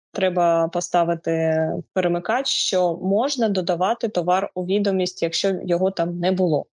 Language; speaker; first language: Ukrainian; non-native, local second language; Russian